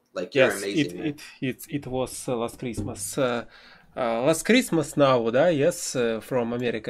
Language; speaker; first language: English; non-native, learner; Russian